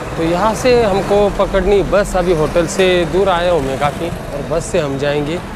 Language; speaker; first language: Hindi; non-native, local second language; Marathi